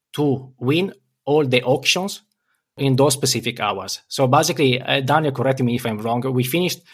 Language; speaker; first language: English; non-native, fluent; Italian